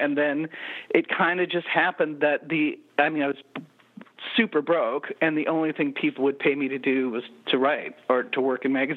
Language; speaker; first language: English; native; English